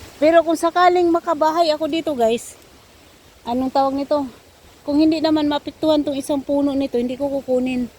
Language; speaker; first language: Filipino; non-native, local second language; Cebuano